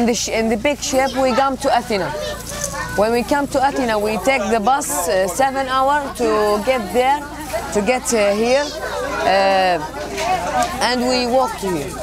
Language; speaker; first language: English; non-native, learner; Arabic